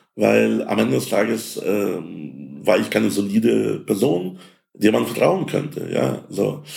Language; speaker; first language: German; early bilingual, other home language; Russian